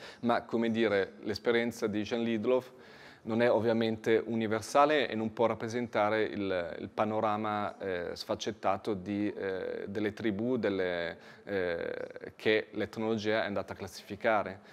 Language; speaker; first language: Italian; native; Italian